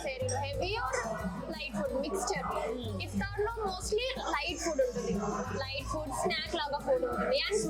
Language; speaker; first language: Telugu; non-native, learner; Hindi